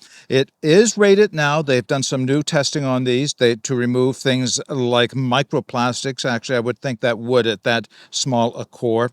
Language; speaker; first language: English; native; English